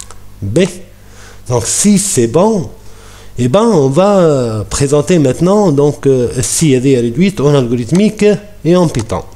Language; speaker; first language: French; non-native, local second language; Arabic